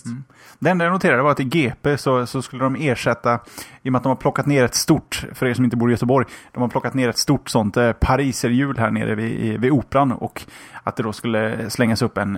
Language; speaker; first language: Swedish; native; Swedish